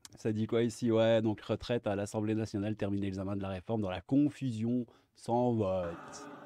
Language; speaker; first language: French; native; French